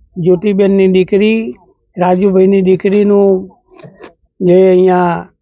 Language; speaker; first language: Gujarati; native; Gujarati